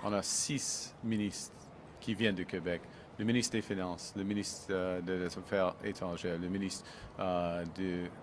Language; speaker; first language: French; non-native, local second language; English